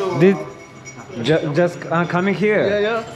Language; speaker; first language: English; non-native, learner; Turkish